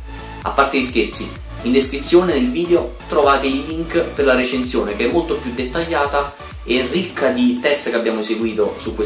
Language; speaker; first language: Italian; native; Italian